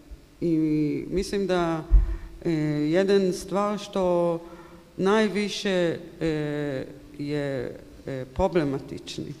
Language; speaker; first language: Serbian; non-native, learner; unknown